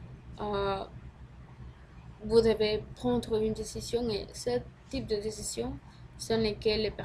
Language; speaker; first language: French; non-native, learner; Spanish